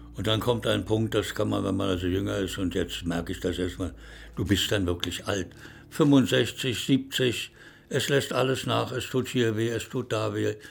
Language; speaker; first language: German; native; German